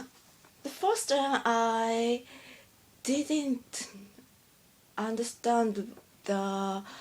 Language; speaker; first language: English; non-native, learner; Japanese